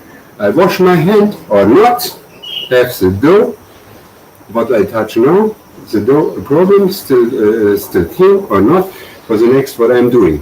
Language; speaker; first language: English; non-native, learner; German